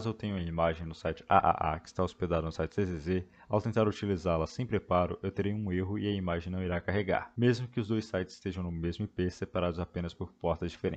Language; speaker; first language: Portuguese; native; Portuguese